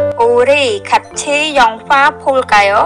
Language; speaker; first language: Korean; non-native, learner; Khmer